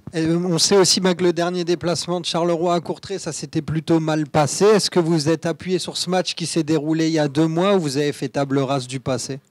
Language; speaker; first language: French; native; French